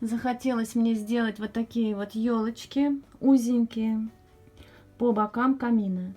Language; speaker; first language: Russian; native; Russian